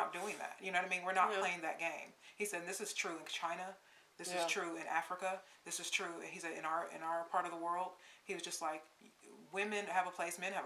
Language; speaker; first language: English; native; English